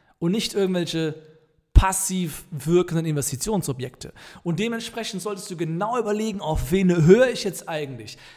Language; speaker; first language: German; native; German